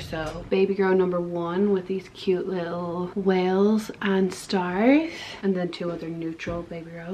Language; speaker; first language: English; native; English